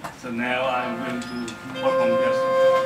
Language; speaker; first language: English; non-native, learner; Nepali